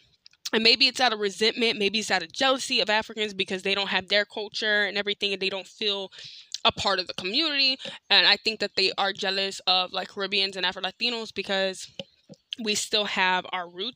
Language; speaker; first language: English; native; English